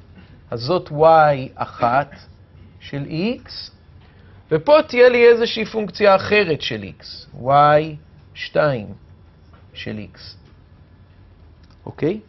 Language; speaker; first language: Hebrew; native; Hebrew